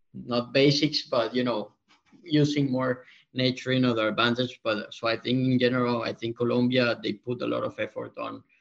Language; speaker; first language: English; non-native, fluent; Spanish